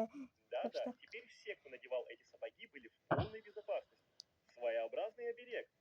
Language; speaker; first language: Russian; native; Russian